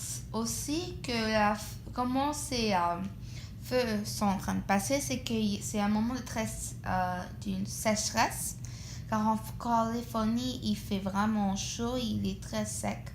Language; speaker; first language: French; non-native, fluent; English